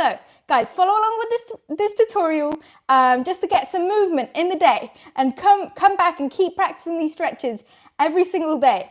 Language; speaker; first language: English; native; English